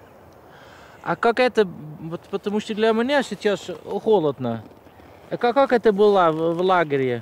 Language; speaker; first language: Russian; non-native, learner; Dutch